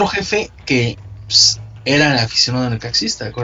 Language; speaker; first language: Spanish; native; Spanish